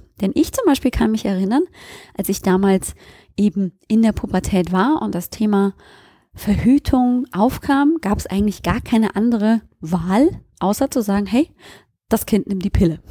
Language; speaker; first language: German; native; German